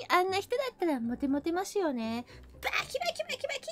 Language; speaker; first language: Japanese; non-native, fluent; English